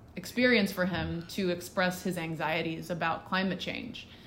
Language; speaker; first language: English; native; English